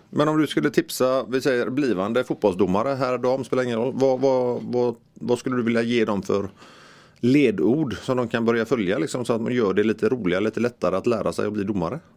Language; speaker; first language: Swedish; native; Swedish